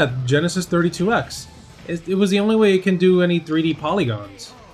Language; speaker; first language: English; native; English